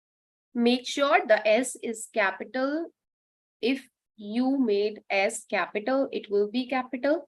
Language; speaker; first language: English; non-native, local second language; Hindi